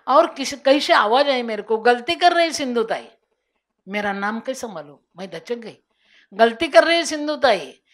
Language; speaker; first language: Hindi; non-native, local second language; Marathi